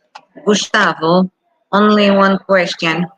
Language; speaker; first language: English; non-native, fluent; Portuguese